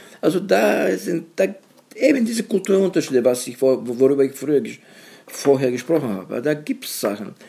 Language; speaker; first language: German; non-native, fluent; Bulgarian